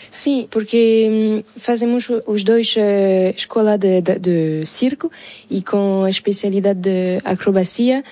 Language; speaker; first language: Portuguese; non-native, fluent; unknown